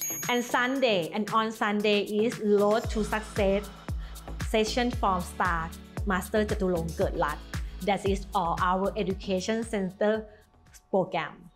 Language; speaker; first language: English; non-native, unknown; Thai